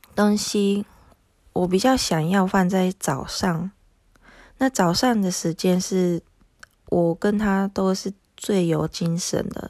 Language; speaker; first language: Chinese; non-native, fluent; Japanese